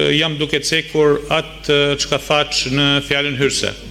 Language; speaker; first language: Albanian; native; Albanian